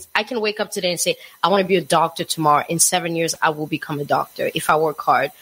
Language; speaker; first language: English; non-native, fluent; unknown